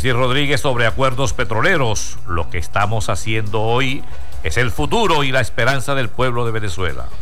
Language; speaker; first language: Spanish; native; Spanish